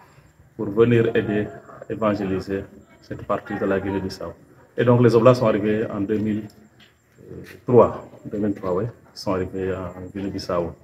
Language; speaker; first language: French; non-native, local second language; Serer